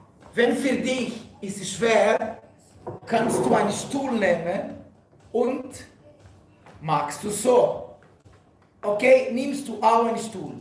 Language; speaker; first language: German; non-native, fluent; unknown